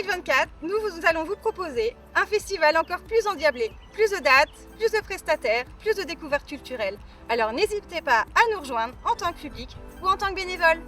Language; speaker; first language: French; native; French